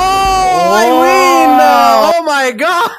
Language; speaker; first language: English; non-native, learner; Italian